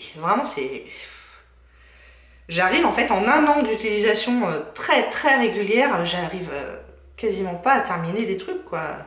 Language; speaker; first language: French; native; French